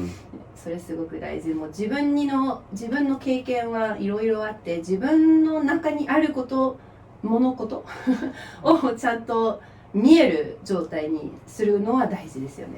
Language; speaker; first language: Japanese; non-native, fluent; English